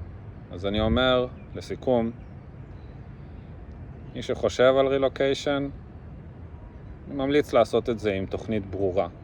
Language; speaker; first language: Hebrew; early bilingual, other home language; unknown